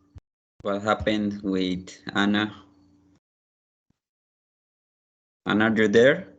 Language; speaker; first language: English; non-native, learner; Spanish